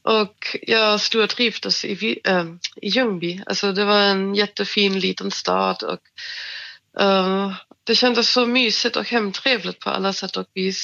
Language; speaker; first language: Swedish; non-native, fluent; German